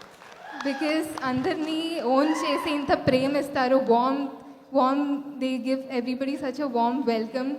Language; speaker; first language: Telugu; non-native, local second language; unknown